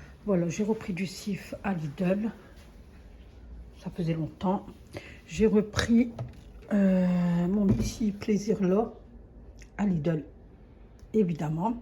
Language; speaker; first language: French; native; French